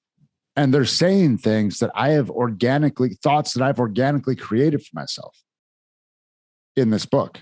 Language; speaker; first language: English; native; English